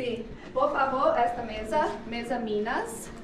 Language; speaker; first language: Spanish; non-native, learner; Portuguese